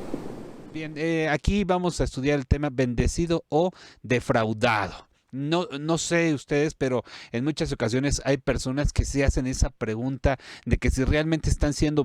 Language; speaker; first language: Spanish; native; Spanish